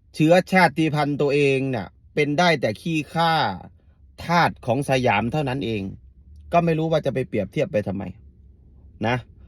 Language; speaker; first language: Thai; native; Thai